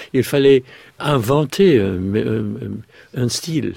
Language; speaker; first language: French; non-native, fluent; English